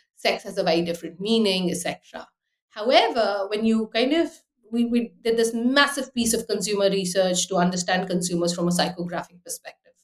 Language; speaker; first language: English; non-native, fluent; Hindi